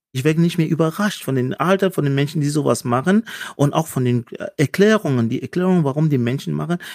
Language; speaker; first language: German; non-native, fluent; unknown